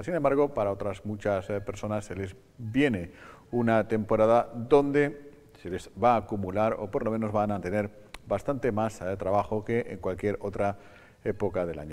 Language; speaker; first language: Spanish; native; Spanish